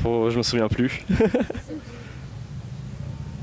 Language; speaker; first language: French; native; French